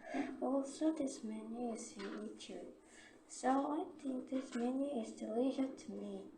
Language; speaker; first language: English; non-native, learner; Korean